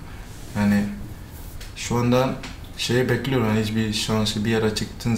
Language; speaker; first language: Turkish; non-native, fluent; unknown